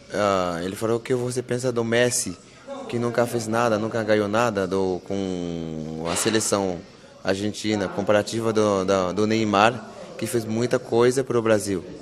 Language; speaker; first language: Portuguese; non-native, fluent; Haitian Creole